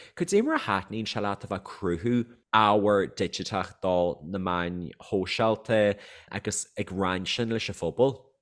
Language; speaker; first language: Irish; native; Irish